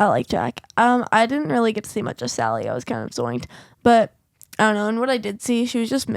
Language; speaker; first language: English; native; English